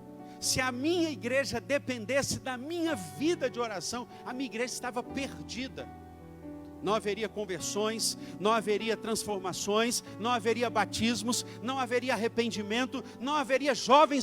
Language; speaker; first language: Portuguese; native; Portuguese